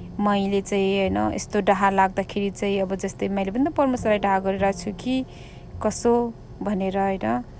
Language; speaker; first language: Nepali; early bilingual, heritage; Nepali